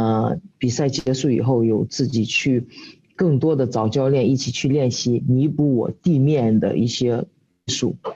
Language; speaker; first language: Chinese; native; Chinese